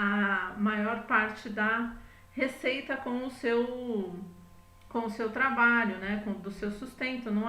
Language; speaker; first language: Portuguese; native; Portuguese